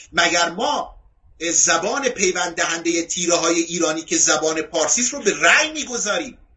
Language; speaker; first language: Persian; non-native, local second language; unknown